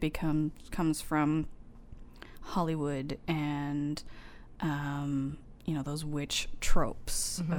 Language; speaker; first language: English; native; English